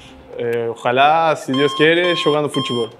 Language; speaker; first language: Portuguese; non-native, learner; Spanish